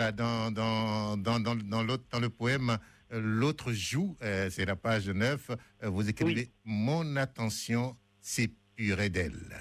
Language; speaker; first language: French; native; French